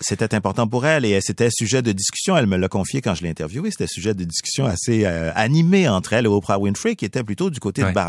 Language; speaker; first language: French; native; French